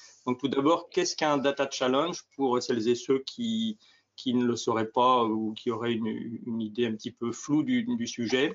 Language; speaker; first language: French; native; French